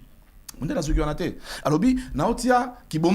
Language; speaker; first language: French; non-native, local second language; Lingala